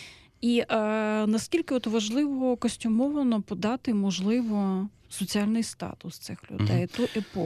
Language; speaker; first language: Ukrainian; native; Ukrainian